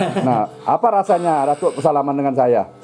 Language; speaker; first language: Indonesian; native; Indonesian